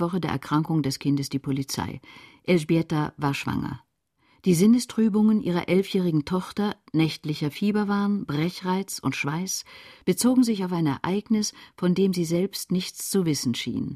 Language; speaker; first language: German; native; German